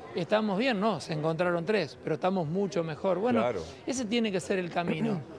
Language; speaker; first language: Spanish; native; Spanish